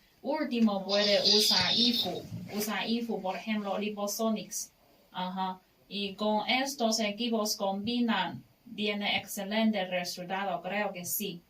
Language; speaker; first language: Spanish; non-native, learner; Chinese